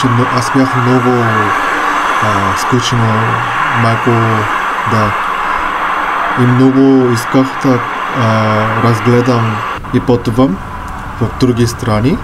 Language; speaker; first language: Bulgarian; non-native, learner; Korean